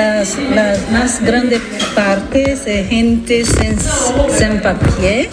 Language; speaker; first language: Spanish; non-native, learner; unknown